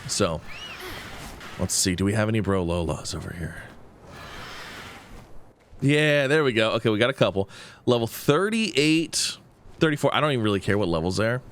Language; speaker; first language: English; native; English